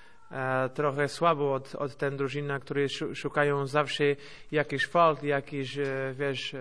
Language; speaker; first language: Polish; non-native, fluent; Portuguese